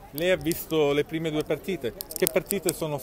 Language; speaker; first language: Italian; native; Italian